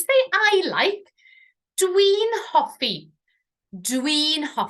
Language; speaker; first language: Welsh; non-native, fluent; English